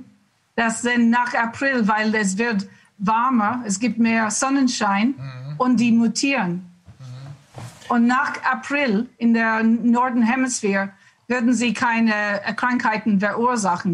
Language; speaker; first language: German; non-native, learner; English